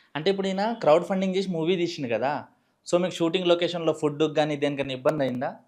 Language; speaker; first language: Telugu; native; Telugu